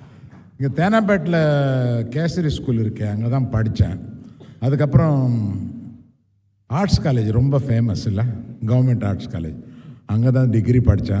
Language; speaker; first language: Tamil; non-native, local second language; Telugu